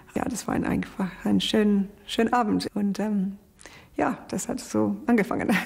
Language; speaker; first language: German; non-native, fluent; English